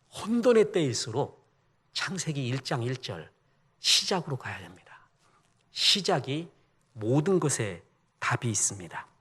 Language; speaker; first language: Korean; native; Korean